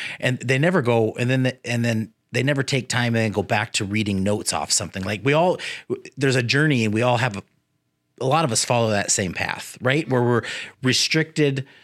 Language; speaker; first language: English; native; English